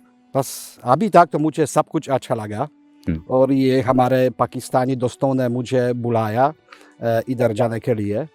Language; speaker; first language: Hindi; non-native, fluent; Polish